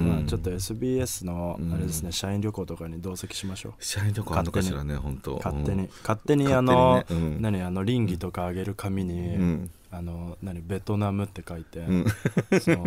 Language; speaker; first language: Japanese; native; Japanese